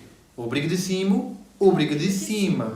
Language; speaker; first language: Portuguese; non-native, learner; Hindi